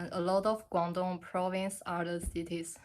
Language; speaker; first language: English; non-native, learner; Chinese